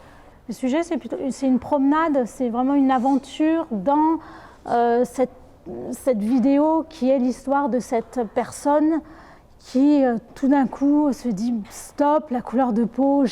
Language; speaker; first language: French; native; French